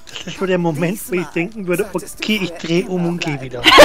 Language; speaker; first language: German; native; German